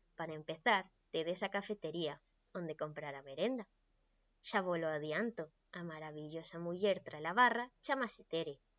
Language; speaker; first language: Galician; non-native, local second language; Spanish